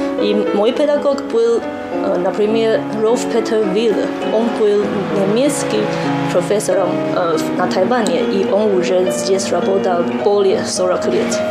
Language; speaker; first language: Russian; non-native, learner; Chinese